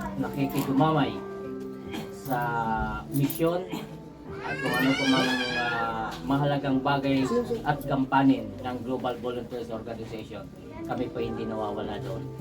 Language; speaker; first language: Filipino; native; Filipino